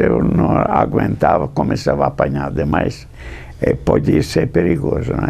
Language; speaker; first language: Portuguese; non-native, fluent; English